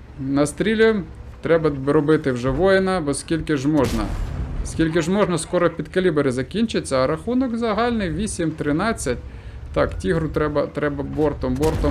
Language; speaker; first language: Ukrainian; non-native, local second language; Russian